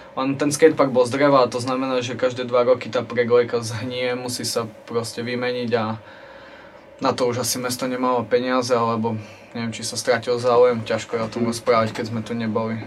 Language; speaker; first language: Slovak; native; Slovak